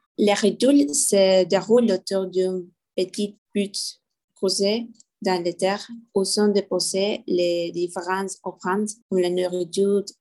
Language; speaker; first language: French; non-native, learner; Spanish